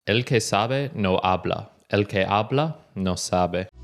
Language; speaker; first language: Spanish; non-native, fluent; English